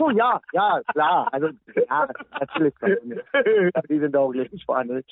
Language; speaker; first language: German; non-native, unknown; Punjabi